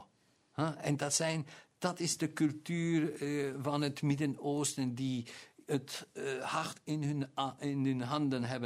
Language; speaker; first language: Dutch; non-native, local second language; German